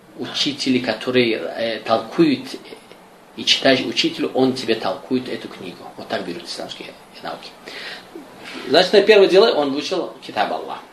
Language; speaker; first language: Russian; non-native, local second language; Azerbaijani